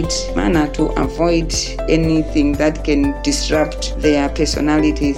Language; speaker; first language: English; non-native, local second language; Nyanja